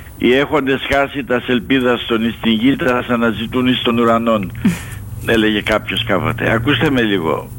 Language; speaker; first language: Greek; native; Greek